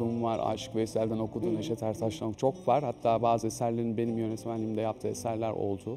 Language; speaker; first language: Turkish; native; Turkish